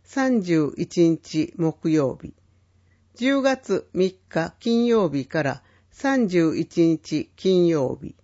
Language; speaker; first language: Japanese; native; Japanese